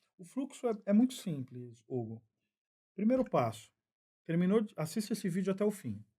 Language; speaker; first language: Portuguese; native; Portuguese